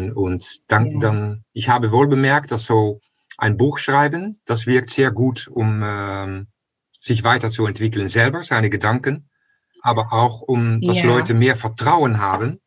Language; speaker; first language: German; non-native, fluent; Dutch